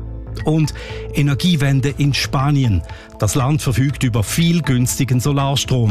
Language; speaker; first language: German; native; German